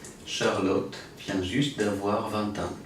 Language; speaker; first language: French; non-native, learner; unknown